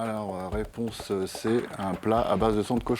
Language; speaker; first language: French; native; French